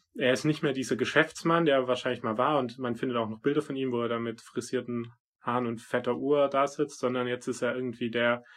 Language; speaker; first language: German; native; German